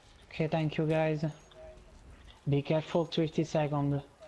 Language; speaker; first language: English; non-native, learner; Italian